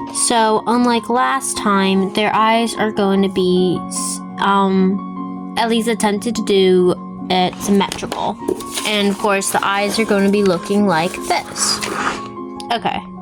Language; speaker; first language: English; native; English